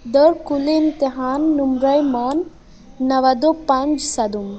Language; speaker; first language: Persian; non-native, learner; Urdu